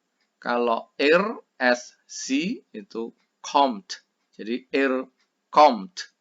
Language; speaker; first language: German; non-native, fluent; Indonesian